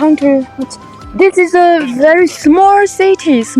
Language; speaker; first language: English; non-native, learner; Chinese